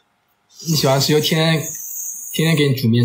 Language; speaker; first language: Chinese; native; Chinese